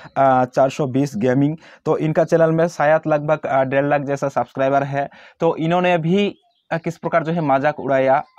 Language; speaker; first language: Hindi; native; Hindi